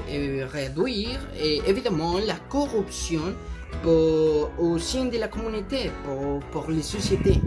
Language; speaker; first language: French; non-native, learner; Spanish